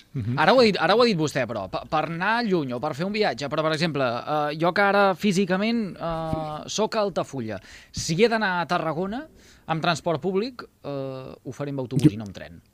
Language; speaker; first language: Catalan; native; Catalan